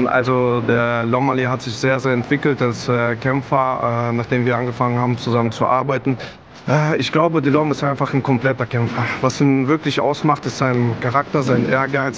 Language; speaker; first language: German; early bilingual, other home language; Russian